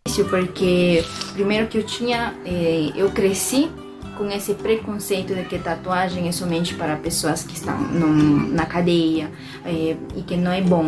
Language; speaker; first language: Portuguese; non-native, fluent; Spanish